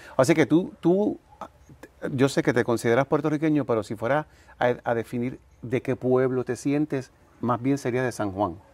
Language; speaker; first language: Spanish; native; Spanish